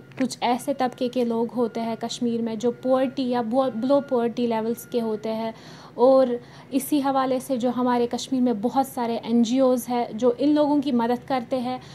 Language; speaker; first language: Hindi; non-native, local second language; Kashmiri